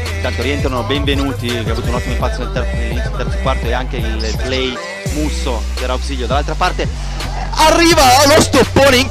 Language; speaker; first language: Italian; native; Italian